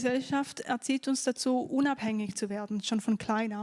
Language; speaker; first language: German; native; German